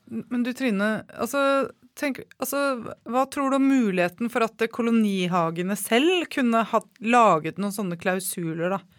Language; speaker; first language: Norwegian; native; Norwegian